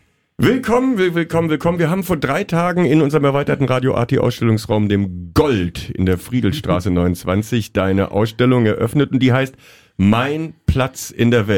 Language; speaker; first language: German; native; German